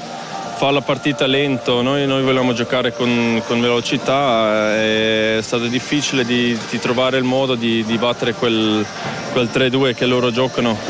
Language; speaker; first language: Italian; non-native, local second language; German